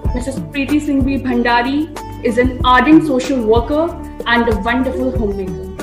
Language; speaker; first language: English; non-native, local second language; Hindi